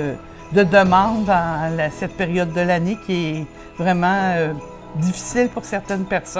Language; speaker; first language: French; native; French